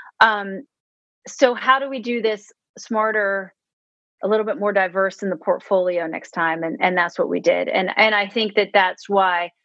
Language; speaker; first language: English; native; English